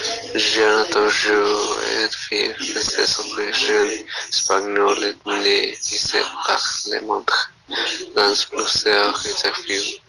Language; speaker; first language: French; non-native, learner; Spanish